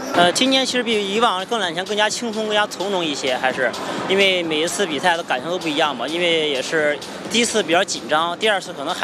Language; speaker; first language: Chinese; native; Chinese